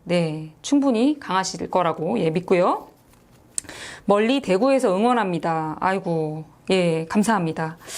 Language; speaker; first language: Korean; native; Korean